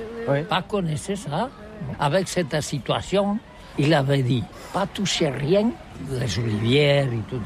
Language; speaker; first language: French; non-native, learner; Catalan